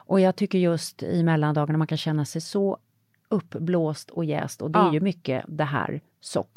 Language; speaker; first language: Swedish; native; Swedish